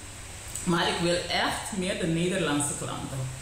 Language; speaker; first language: Dutch; non-native, local second language; Papiamento